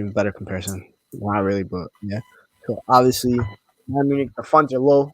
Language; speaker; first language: English; native; English